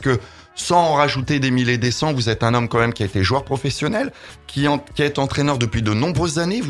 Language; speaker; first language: French; native; French